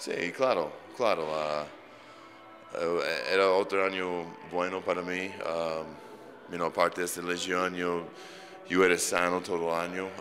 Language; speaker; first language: Spanish; non-native, fluent; English